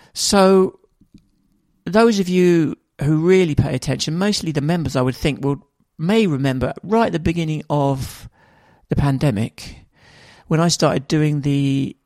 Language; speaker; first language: English; native; English